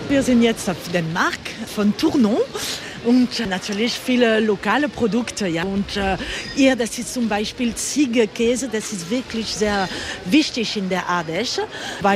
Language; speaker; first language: German; non-native, learner; French